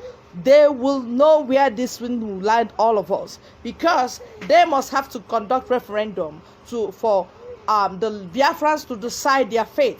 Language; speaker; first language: English; non-native, local second language; Igbo